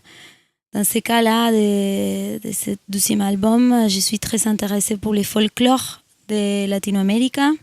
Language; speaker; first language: French; non-native, fluent; Spanish